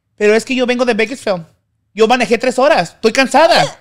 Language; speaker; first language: Spanish; early bilingual, heritage; Spanish